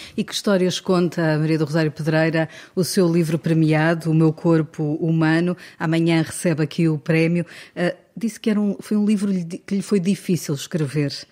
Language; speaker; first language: Portuguese; native; Portuguese